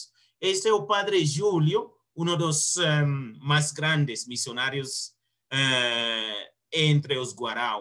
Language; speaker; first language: Portuguese; non-native, fluent; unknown